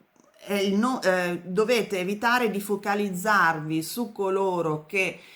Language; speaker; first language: Italian; native; Italian